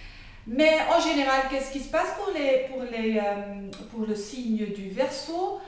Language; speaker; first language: French; non-native, local second language; Dutch